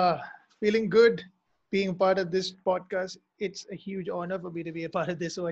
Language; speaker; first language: English; non-native, local second language; Mizo